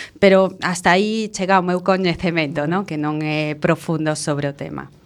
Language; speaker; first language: Galician; non-native, local second language; Spanish